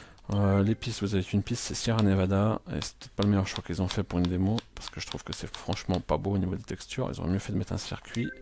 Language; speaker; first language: French; native; French